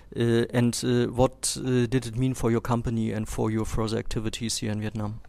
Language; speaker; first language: English; non-native, fluent; German